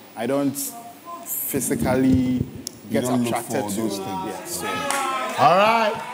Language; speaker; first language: English; non-native, local second language; Ewe